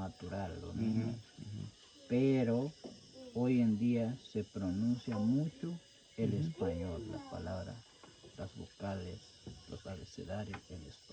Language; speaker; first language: Spanish; non-native, local second language; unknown